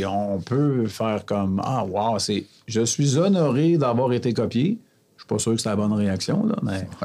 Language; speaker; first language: French; native; French